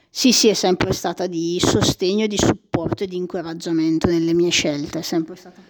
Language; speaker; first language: Italian; native; Italian